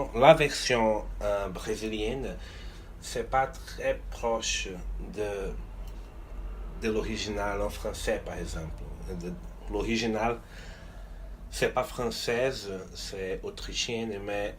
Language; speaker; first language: French; non-native, fluent; Portuguese